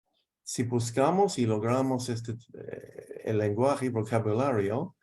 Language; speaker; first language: Spanish; non-native, fluent; English